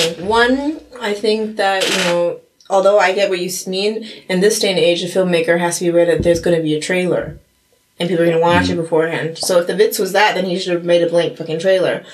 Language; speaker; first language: English; early bilingual, other home language; German